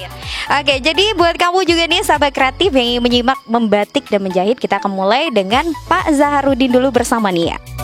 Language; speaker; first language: Indonesian; native; Indonesian